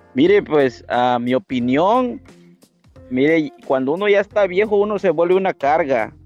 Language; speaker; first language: Spanish; native; Spanish